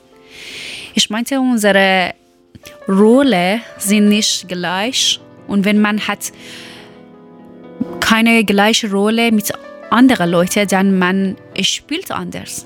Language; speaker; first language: German; non-native, learner; Persian